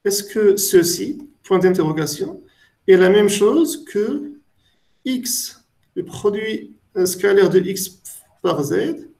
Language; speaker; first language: French; non-native, local second language; Arabic